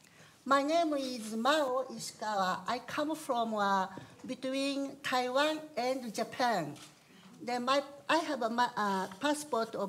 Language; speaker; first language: English; non-native, learner; Japanese